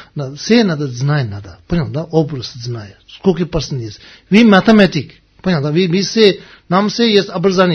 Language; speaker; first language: Russian; non-native, learner; Tibetan